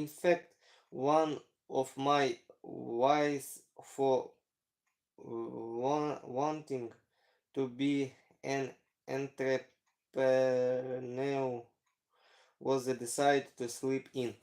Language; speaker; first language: English; non-native, learner; Ukrainian